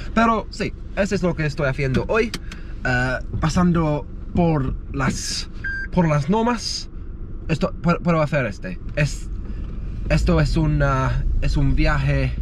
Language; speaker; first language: Spanish; non-native, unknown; English